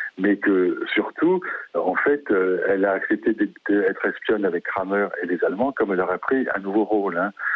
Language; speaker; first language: French; native; French